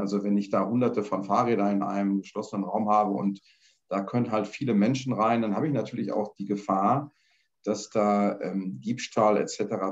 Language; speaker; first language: German; native; German